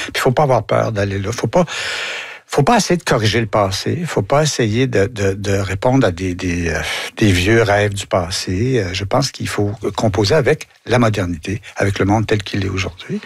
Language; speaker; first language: French; native; French